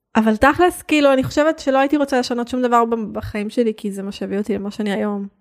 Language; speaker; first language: Hebrew; native; Hebrew